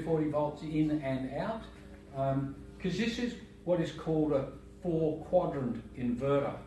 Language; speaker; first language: English; native; English